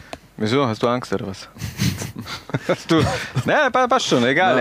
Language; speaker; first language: German; native; German